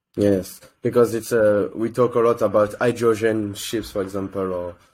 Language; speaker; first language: English; non-native, learner; French